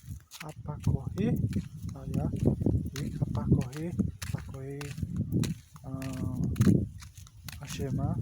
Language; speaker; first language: French; non-native, learner; Portuguese